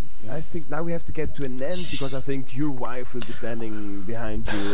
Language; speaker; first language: English; non-native, fluent; German